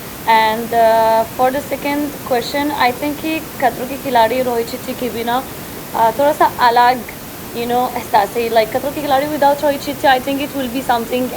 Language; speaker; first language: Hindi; non-native, learner; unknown